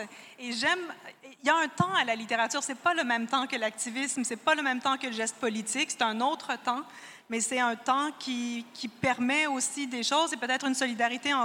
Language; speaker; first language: French; native; French